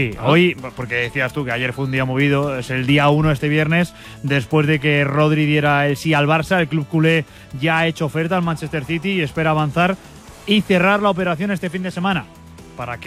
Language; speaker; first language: Spanish; native; Spanish